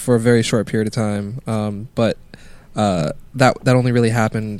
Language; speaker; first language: English; native; English